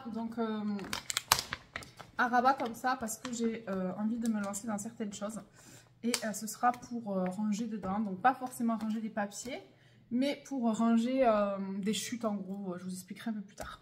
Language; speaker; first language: French; native; French